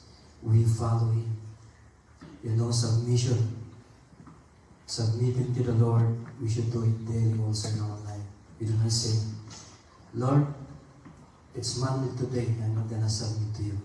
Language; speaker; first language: English; non-native, local second language; Filipino